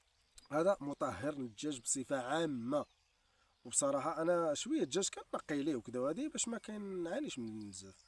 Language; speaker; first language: Arabic; native; Arabic